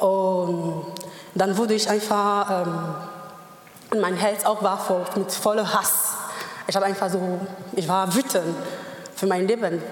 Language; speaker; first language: German; non-native, learner; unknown